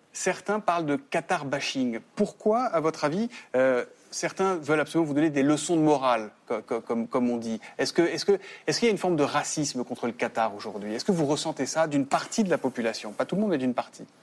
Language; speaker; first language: French; native; French